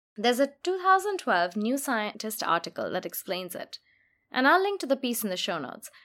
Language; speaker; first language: English; non-native, local second language; Hindi